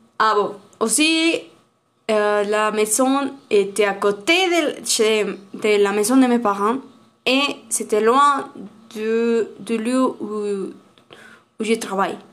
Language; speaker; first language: French; non-native, learner; Spanish